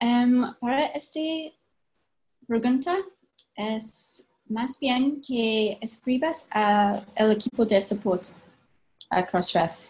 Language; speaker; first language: Spanish; non-native, fluent; English